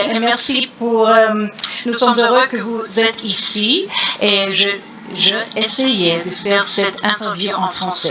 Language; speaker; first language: French; non-native, learner; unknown